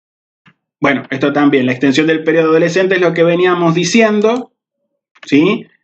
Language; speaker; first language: Spanish; native; Spanish